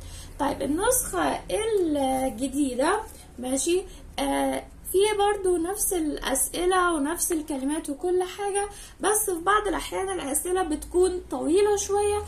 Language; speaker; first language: Arabic; native; Arabic